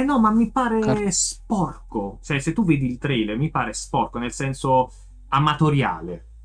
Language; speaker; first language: Italian; native; Italian